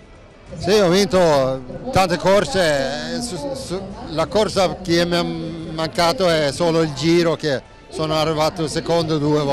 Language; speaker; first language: Italian; non-native, fluent; Swedish